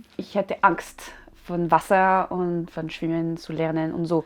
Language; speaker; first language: German; non-native, learner; French